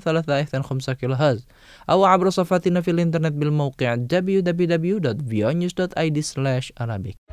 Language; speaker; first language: Arabic; non-native, fluent; Indonesian